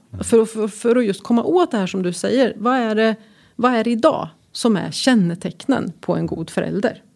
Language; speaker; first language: Swedish; native; Swedish